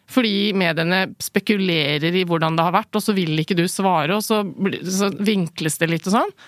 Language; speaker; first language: Norwegian; early bilingual, other home language; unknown